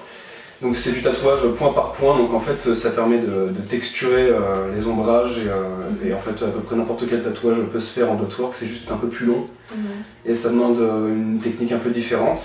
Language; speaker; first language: French; native; French